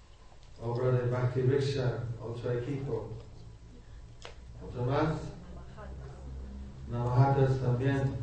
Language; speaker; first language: Spanish; non-native, learner; English